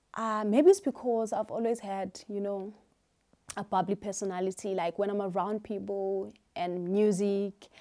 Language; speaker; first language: English; non-native, local second language; Xhosa